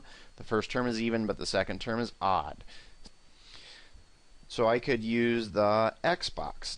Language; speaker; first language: English; native; English